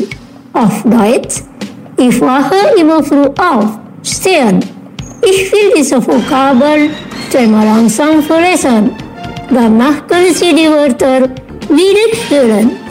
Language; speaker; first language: German; non-native, learner; Indonesian